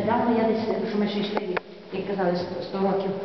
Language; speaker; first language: Polish; non-native, learner; Ukrainian